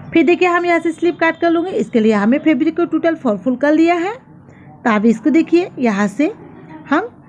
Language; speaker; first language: Hindi; non-native, local second language; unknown